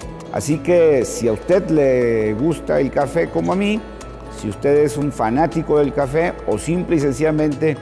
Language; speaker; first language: Spanish; native; Spanish